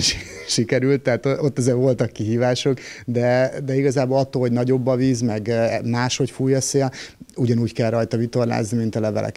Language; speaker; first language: Hungarian; native; Hungarian